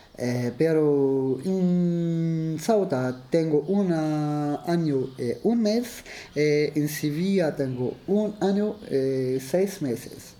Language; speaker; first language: Spanish; non-native, learner; Arabic